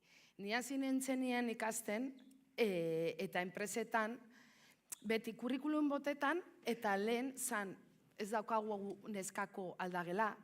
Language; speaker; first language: Basque; non-native, local second language; Spanish